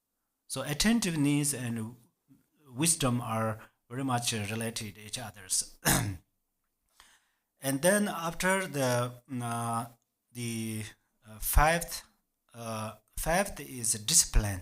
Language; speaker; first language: English; non-native, learner; Tibetan